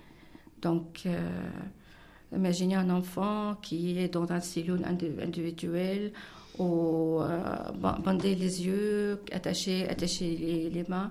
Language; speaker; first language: French; non-native, learner; Arabic